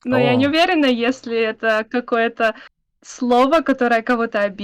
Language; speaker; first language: Russian; native; Russian